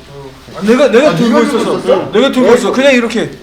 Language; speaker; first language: Korean; early bilingual, heritage; Korean